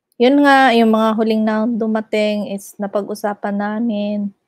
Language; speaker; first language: Filipino; non-native, local second language; Iloko